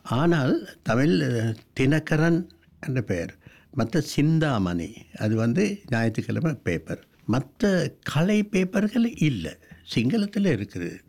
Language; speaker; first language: Tamil; non-native, local second language; Sinhala